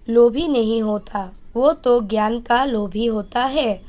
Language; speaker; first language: Hindi; non-native, local second language; Assamese